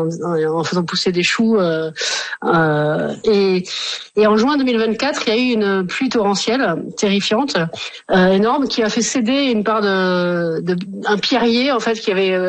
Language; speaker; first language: French; native; French